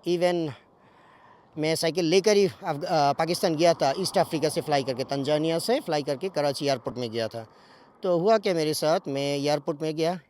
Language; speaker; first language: Urdu; non-native, fluent; Bangla